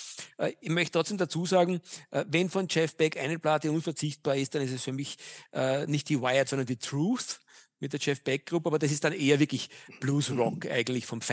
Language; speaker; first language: German; native; German